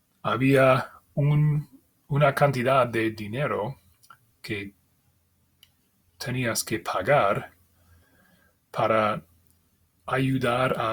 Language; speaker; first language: Spanish; non-native, fluent; English